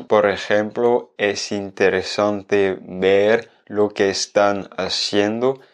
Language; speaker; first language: Spanish; non-native, fluent; French